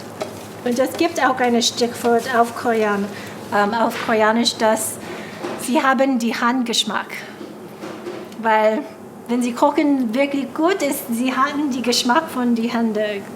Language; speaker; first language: German; non-native, fluent; English